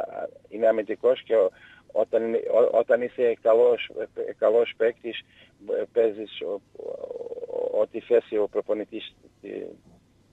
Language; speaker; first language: Greek; non-native, learner; Portuguese